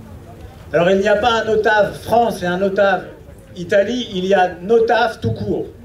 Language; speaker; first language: French; native; French